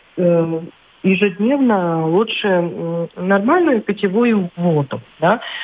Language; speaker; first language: Russian; non-native, local second language; Latvian